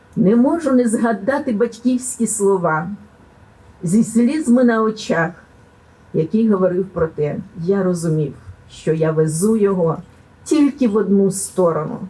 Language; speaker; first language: Ukrainian; native; Ukrainian